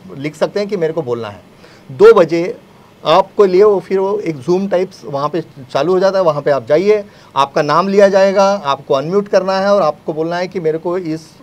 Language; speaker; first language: Hindi; native; Hindi